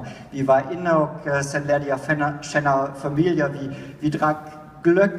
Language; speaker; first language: Swedish; non-native, fluent; German